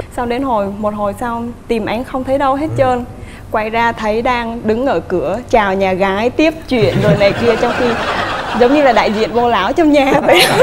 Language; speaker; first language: Vietnamese; native; Vietnamese